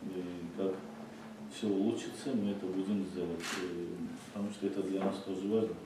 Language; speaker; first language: Russian; non-native, fluent; Georgian